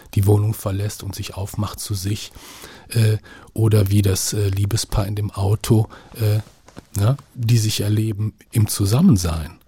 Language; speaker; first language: German; native; German